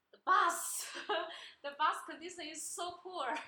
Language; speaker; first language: English; non-native, learner; Chinese